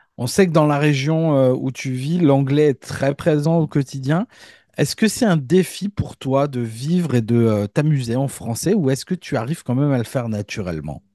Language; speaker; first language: French; native; French